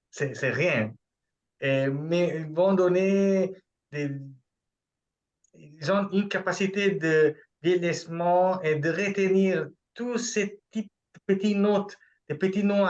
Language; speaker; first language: French; non-native, fluent; Italian